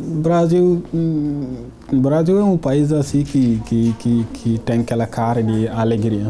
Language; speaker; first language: Portuguese; non-native, fluent; Wolof